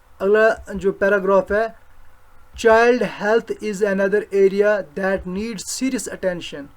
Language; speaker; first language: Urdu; non-native, local second language; Kashmiri